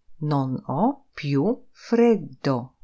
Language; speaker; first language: Italian; non-native, fluent; Polish